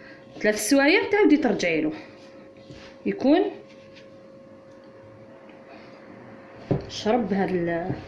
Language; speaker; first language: Arabic; native; Arabic